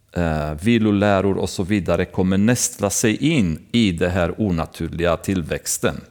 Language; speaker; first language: Swedish; non-native, fluent; Romanian